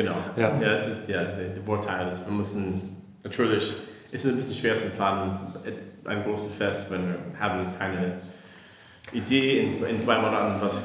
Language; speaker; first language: German; non-native, learner; English